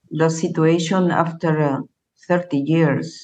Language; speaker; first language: English; non-native, learner; Spanish